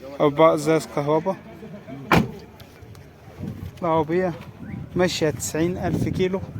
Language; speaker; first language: Arabic; native; Arabic